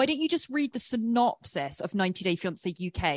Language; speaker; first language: English; native; English